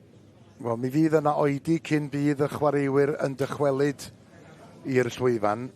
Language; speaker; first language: Welsh; native; Welsh